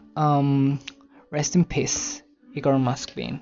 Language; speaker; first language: English; non-native, fluent; Spanish